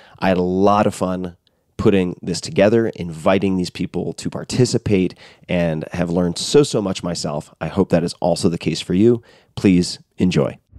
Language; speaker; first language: English; native; English